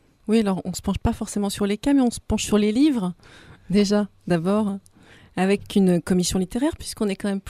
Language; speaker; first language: French; native; French